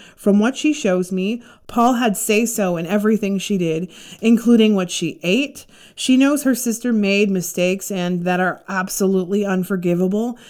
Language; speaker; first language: English; native; English